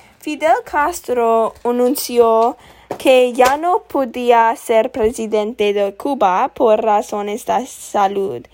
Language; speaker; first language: Spanish; non-native, learner; English